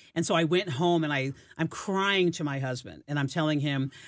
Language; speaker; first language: English; native; English